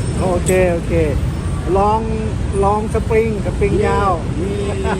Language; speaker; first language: English; non-native, learner; Thai